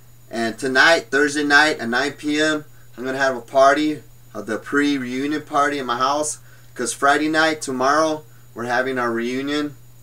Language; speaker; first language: English; native; English